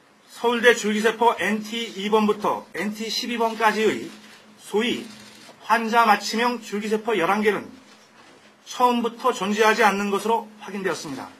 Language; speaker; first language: Korean; native; Korean